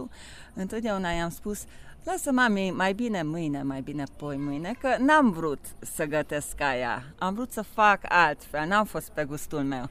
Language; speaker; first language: Romanian; non-native, local second language; Hungarian